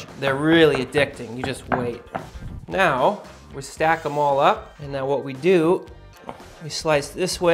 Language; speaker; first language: English; native; English